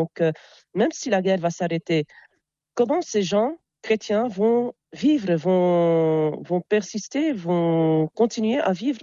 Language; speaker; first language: French; non-native, local second language; Arabic